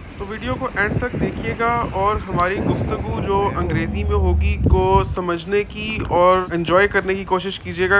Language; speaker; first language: Urdu; native; Urdu